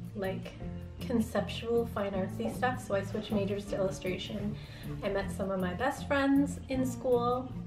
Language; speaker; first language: English; native; English